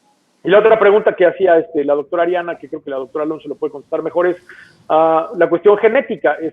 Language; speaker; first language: Spanish; native; Spanish